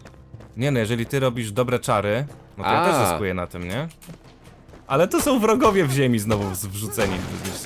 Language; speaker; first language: Polish; native; Polish